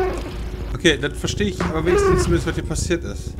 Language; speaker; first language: German; native; German